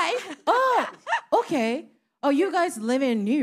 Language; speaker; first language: English; non-native, learner; Japanese